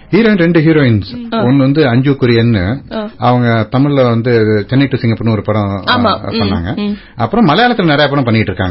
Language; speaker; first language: Tamil; native; Tamil